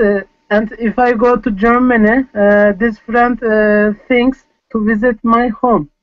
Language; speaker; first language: English; non-native, fluent; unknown